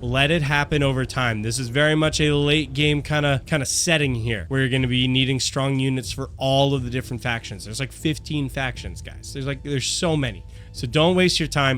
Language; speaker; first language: English; native; English